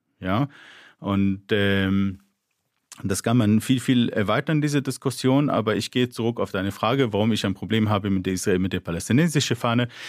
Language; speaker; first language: German; non-native, fluent; Arabic